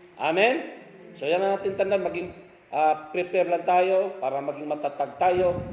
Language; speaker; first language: Filipino; non-native, local second language; Cebuano